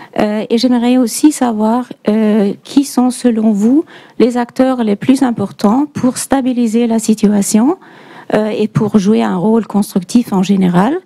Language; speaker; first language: French; non-native, fluent; Norwegian